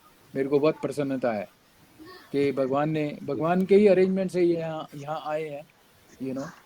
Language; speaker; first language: Hindi; native; Hindi